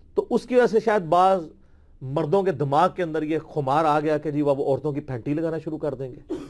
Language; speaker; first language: Urdu; non-native, local second language; Punjabi